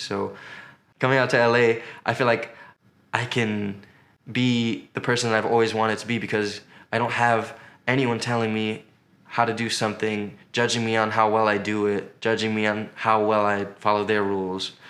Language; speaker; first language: English; native; English